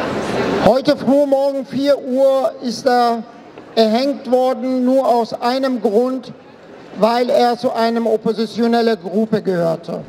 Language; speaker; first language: German; non-native, fluent; Persian